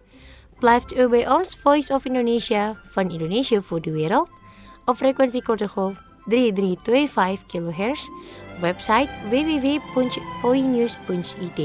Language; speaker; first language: Dutch; non-native, fluent; Indonesian